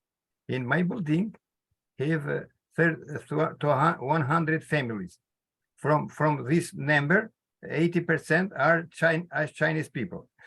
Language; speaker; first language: English; non-native, learner; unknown